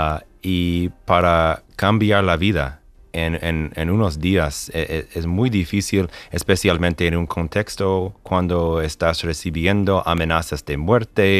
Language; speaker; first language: Spanish; non-native, fluent; English